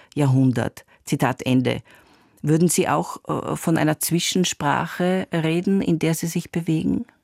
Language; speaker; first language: German; native; German